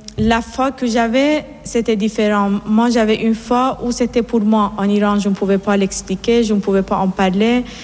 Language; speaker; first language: French; non-native, fluent; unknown